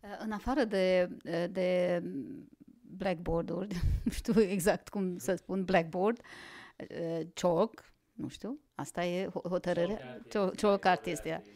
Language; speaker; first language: Romanian; non-native, local second language; Hungarian